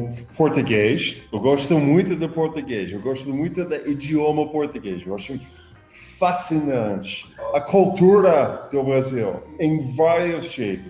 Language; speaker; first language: Portuguese; non-native, fluent; English